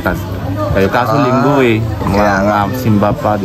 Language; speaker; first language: Filipino; non-native, learner; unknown